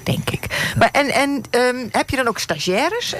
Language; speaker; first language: Dutch; native; Dutch